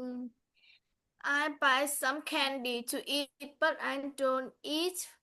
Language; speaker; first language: English; non-native, learner; Vietnamese